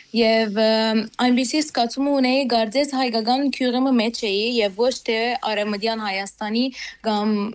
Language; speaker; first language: Armenian; early bilingual, heritage; Armenian